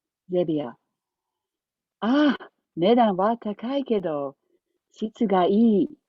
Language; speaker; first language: Japanese; non-native, fluent; English